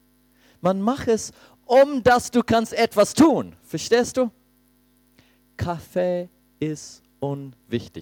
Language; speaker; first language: German; non-native, fluent; English